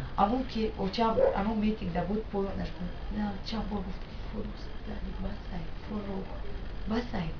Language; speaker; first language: Tajik; non-native, local second language; Shughni